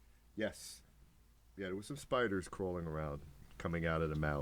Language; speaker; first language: English; native; English